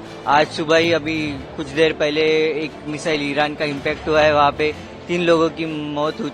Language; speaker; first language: Hindi; native; Hindi